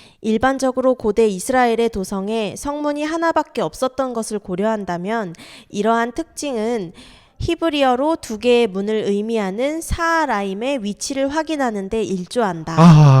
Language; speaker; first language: Korean; native; Korean